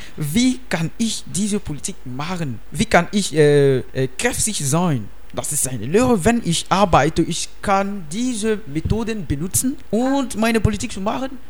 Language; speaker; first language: German; non-native, learner; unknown